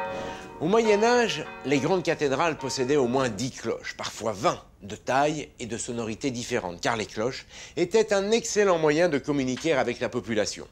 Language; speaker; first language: French; native; French